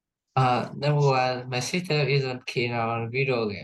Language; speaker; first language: English; non-native, learner; Vietnamese